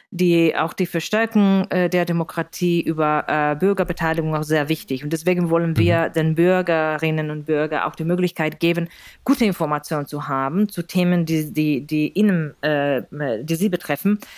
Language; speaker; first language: German; non-native, fluent; Spanish